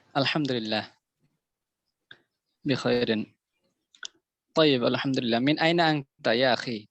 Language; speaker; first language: Arabic; non-native, learner; Bangla